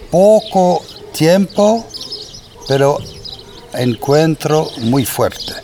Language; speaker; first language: Spanish; non-native, fluent; French